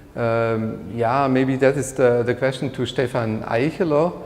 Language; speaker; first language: English; non-native, fluent; German